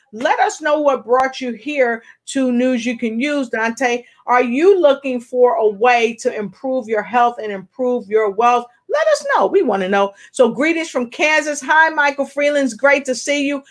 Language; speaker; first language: English; native; English